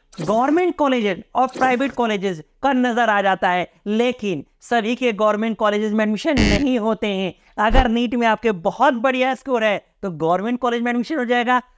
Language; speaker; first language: Hindi; native; Hindi